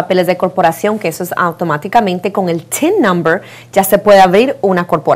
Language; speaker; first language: Spanish; native; Spanish